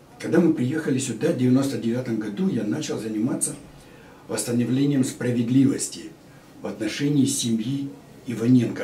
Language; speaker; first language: Russian; native; Russian